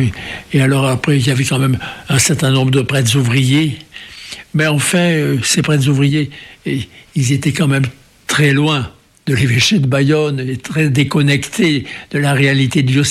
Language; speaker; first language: French; native; French